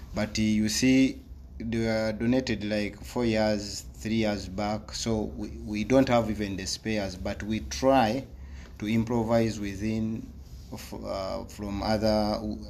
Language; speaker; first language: English; non-native, local second language; Ganda